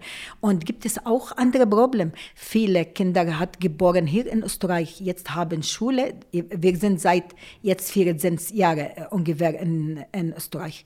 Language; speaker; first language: German; non-native, local second language; Arabic